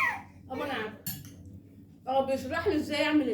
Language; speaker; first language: Arabic; native; Arabic